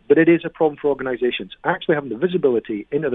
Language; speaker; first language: English; native; English